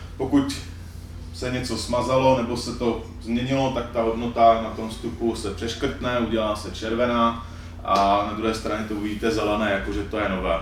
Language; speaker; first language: Czech; native; Czech